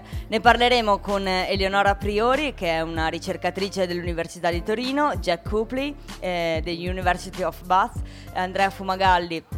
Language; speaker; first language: Italian; native; Italian